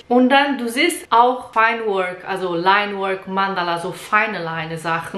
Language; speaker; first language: German; non-native, learner; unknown